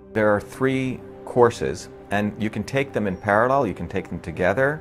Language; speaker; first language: English; non-native, local second language; Tamil